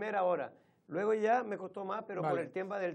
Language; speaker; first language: Spanish; native; Spanish